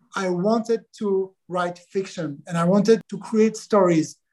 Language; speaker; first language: English; non-native, fluent; French